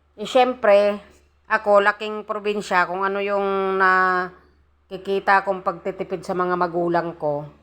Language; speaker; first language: Filipino; native; Filipino